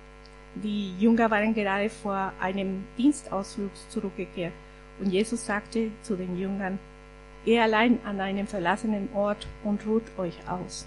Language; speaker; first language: German; non-native, fluent; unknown